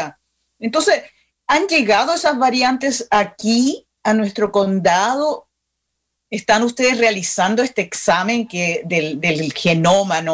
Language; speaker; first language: Spanish; native; Spanish